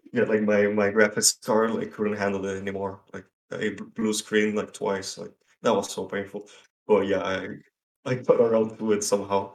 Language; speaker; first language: English; non-native, fluent; Spanish